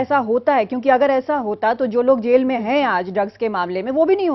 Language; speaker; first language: Hindi; native; Hindi